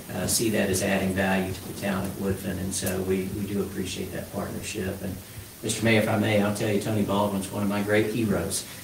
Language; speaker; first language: English; native; English